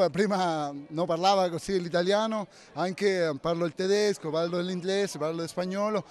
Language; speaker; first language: Italian; non-native, fluent; Spanish